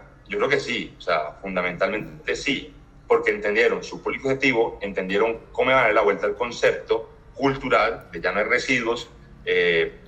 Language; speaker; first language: Spanish; native; Spanish